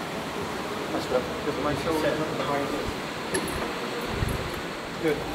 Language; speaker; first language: English; native; English